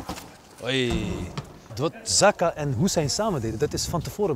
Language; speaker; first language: Dutch; native; Dutch